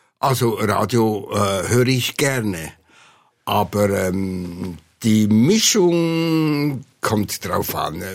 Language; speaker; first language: German; native; German